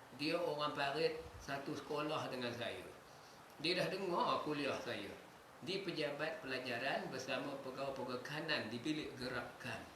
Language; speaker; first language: Malay; native; Malay